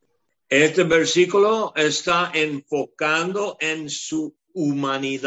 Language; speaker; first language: Spanish; non-native, fluent; English